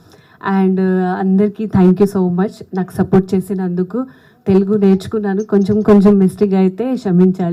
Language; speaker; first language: Telugu; non-native, local second language; Hindi